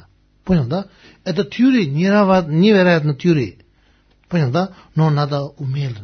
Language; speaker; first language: Russian; non-native, learner; Tibetan